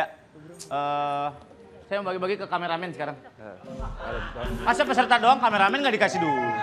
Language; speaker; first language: Indonesian; native; Indonesian